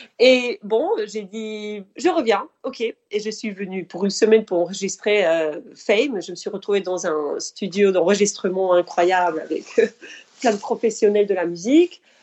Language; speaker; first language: French; non-native, fluent; Spanish